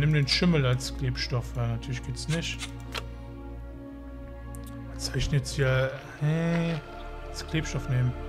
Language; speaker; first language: German; native; German